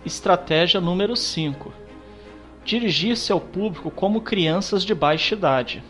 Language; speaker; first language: Portuguese; native; Portuguese